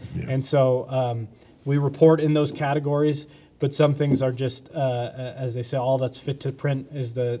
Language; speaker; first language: English; native; English